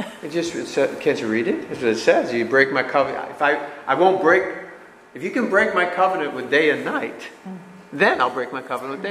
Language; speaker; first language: English; native; English